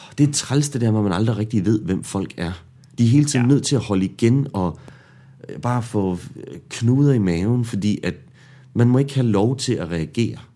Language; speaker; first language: Danish; native; Danish